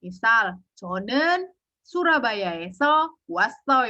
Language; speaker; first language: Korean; non-native, fluent; Indonesian